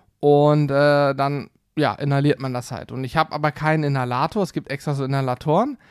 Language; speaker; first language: German; native; German